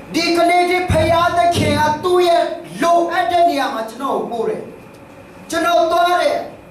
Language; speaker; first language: Burmese; non-native, local second language; Tedim Chin